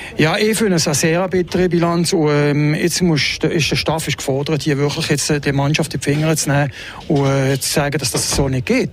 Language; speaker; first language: German; native; German